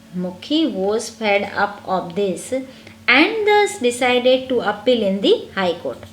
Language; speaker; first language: English; non-native, local second language; Gujarati